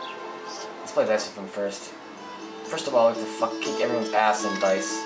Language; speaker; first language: English; native; English